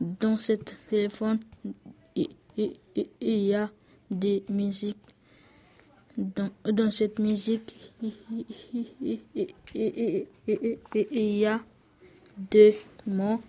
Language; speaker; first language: French; non-native, learner; Soninke